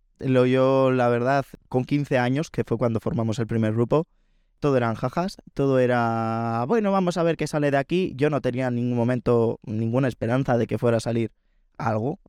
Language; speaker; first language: Spanish; native; Spanish